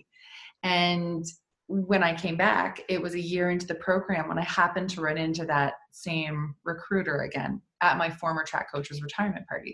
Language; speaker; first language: English; native; English